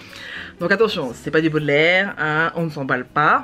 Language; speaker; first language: French; native; French